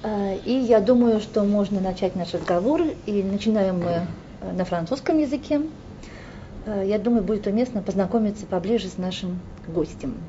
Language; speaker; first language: Russian; native; Russian